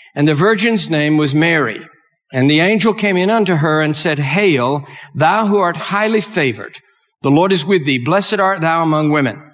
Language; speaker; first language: English; native; English